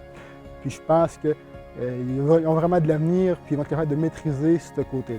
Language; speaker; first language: French; native; French